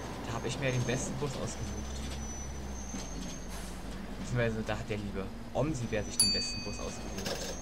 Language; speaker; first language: German; native; German